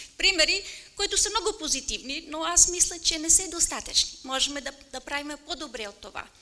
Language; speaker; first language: Bulgarian; non-native, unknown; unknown